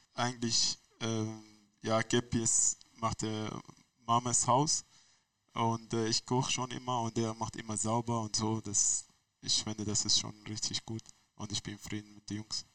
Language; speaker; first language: German; non-native, learner; Arabic